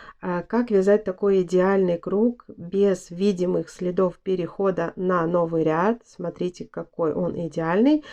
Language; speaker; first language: Russian; native; Russian